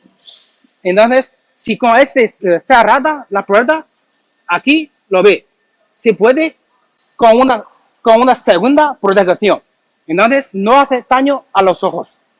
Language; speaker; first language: Spanish; non-native, learner; Chinese